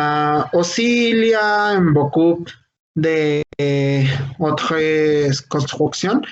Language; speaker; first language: French; non-native, learner; Spanish